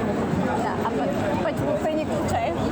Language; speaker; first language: Russian; non-native, local second language; Romanian